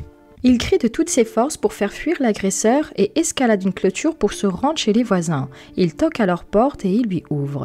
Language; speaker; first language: French; native; French